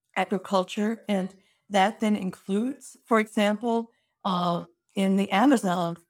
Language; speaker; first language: English; native; English